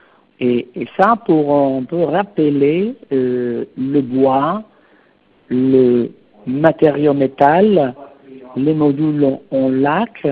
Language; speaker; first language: French; non-native, fluent; Italian